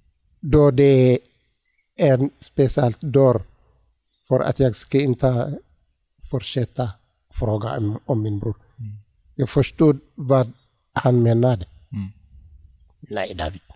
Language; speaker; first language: Swedish; non-native, learner; Tigrinya